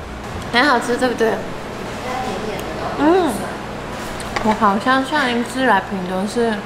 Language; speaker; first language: Chinese; non-native, fluent; Japanese